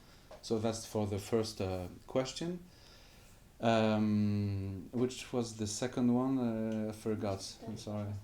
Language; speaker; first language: English; non-native, fluent; French